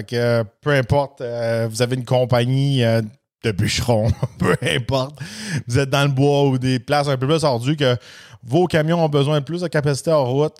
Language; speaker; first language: French; native; French